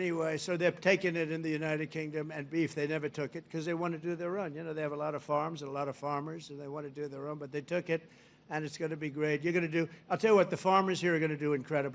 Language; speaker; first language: English; native; English